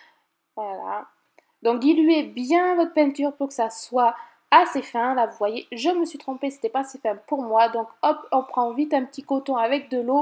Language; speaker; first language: French; native; French